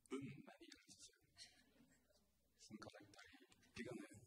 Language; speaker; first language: Korean; non-native, learner; French